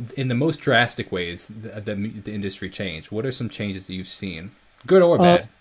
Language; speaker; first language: English; native; English